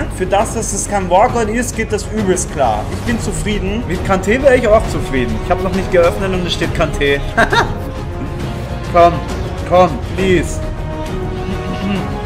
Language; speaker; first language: German; native; German